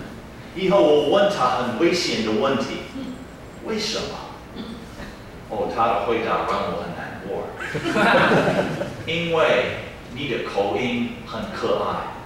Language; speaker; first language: Chinese; non-native, fluent; English